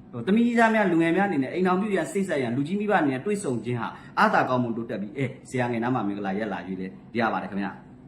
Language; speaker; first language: Burmese; native; Burmese